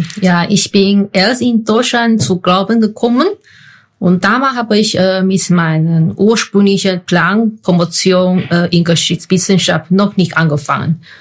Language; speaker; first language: German; non-native, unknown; Chinese